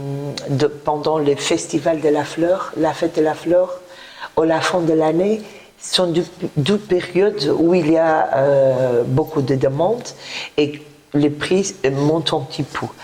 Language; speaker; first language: French; non-native, fluent; Portuguese